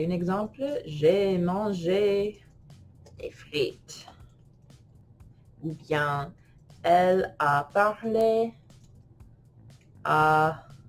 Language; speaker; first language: French; non-native, fluent; English